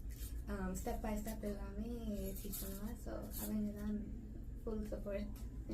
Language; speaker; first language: Tamil; early bilingual, heritage; Tamil